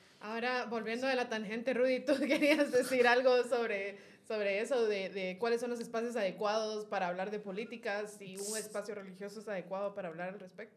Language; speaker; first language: Spanish; native; Spanish